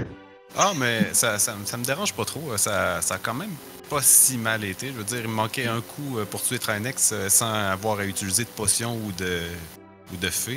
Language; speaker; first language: French; native; French